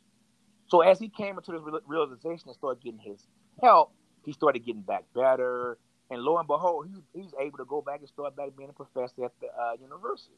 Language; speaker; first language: English; native; English